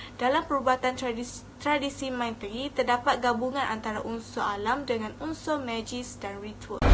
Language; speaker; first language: Malay; native; Malay